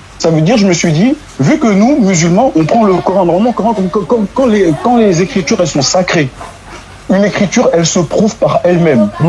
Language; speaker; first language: French; non-native, local second language; Wolof